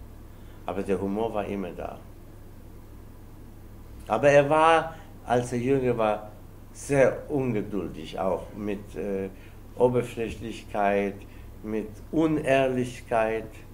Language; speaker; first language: German; non-native, fluent; Spanish